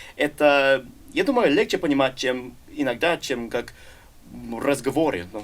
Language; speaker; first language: Russian; non-native, learner; English